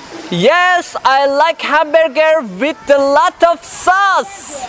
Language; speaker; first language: English; non-native, fluent; Persian